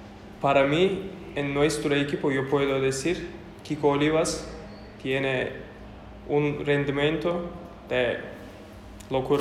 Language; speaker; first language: Spanish; non-native, learner; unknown